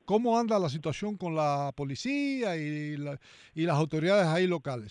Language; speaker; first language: Spanish; native; Spanish